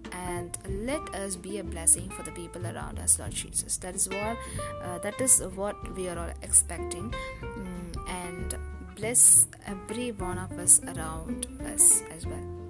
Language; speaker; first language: English; non-native, local second language; Tamil